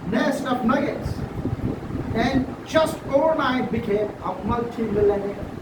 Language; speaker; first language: English; non-native, local second language; Marathi